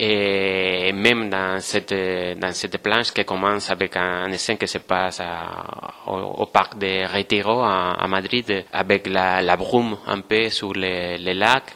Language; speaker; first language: French; non-native, fluent; Spanish